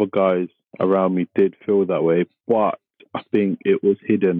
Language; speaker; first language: English; native; English